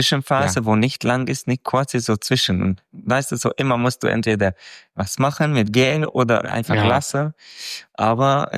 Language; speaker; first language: German; non-native, fluent; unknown